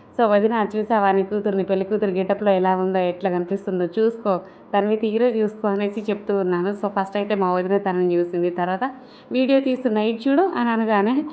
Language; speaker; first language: Telugu; non-native, local second language; Lambadi